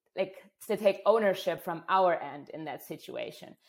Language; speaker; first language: English; non-native, fluent; German